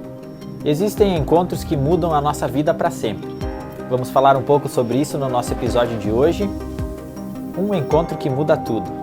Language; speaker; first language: Portuguese; native; Portuguese